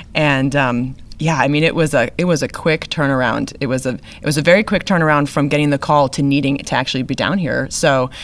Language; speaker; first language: English; native; English